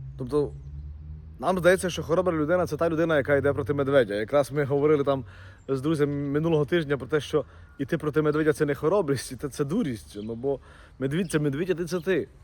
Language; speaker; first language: Ukrainian; native; Ukrainian